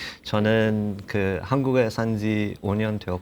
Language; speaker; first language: Korean; non-native, learner; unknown